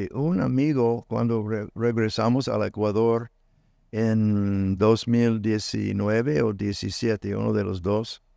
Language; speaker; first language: Spanish; non-native, learner; English